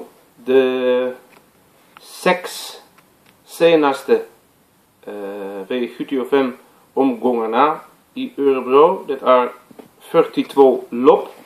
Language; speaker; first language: Swedish; non-native, learner; Dutch